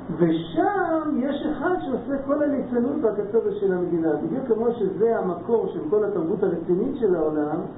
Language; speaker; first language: Hebrew; non-native, fluent; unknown